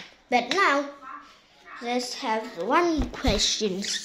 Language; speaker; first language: English; non-native, learner; Vietnamese